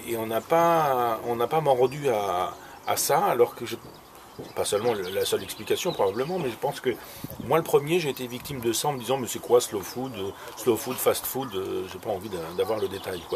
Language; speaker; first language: French; native; French